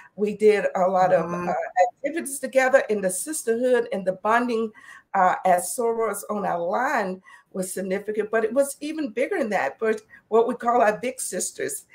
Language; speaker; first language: English; native; English